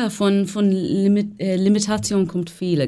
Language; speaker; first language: German; non-native, fluent; English